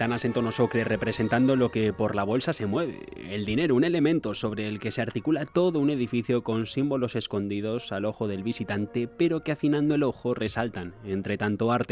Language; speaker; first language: Spanish; native; Spanish